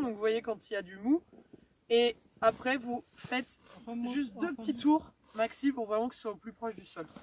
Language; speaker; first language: French; native; French